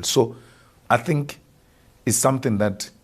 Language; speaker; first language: English; non-native, local second language; Northern Sotho